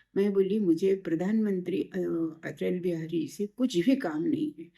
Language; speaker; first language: Hindi; non-native, local second language; Marathi